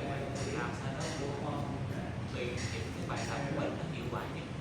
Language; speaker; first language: Vietnamese; native; Vietnamese